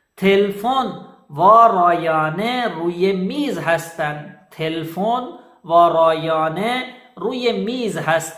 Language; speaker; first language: Persian; non-native, fluent; Urdu